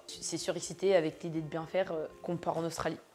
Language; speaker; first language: French; native; French